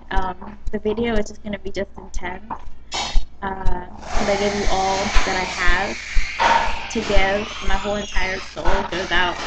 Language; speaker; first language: English; native; English